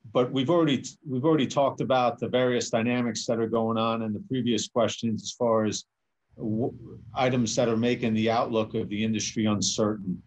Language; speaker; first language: English; native; English